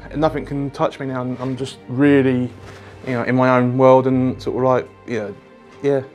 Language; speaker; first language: English; native; English